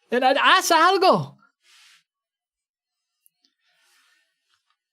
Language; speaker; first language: Spanish; non-native, fluent; English